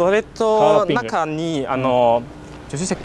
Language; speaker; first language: Japanese; non-native, learner; Chinese